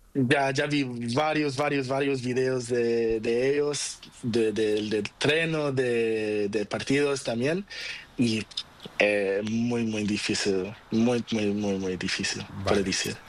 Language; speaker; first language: Spanish; non-native, learner; Portuguese